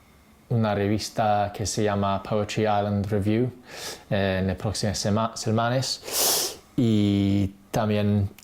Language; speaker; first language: Spanish; non-native, fluent; English